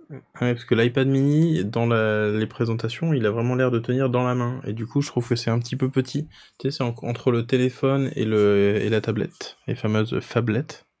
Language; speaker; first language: French; native; French